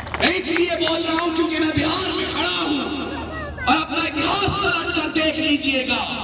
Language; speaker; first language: Hindi; native; Hindi